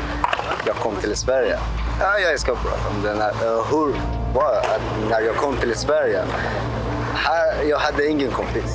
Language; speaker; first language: Swedish; non-native, learner; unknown